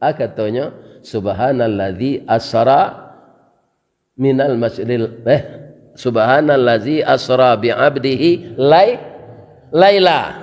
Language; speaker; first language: Malay; non-native, local second language; Minangkabau